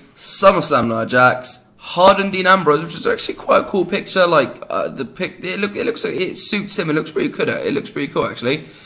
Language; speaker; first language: English; native; English